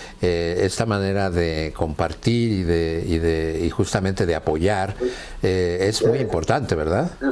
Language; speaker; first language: Spanish; native; Spanish